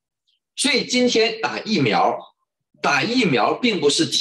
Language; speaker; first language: Chinese; native; Chinese